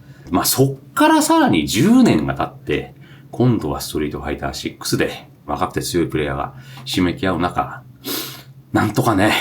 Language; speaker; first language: Japanese; native; Japanese